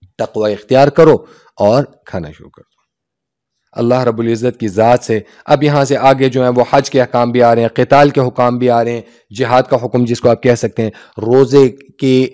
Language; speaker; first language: Urdu; non-native, local second language; Punjabi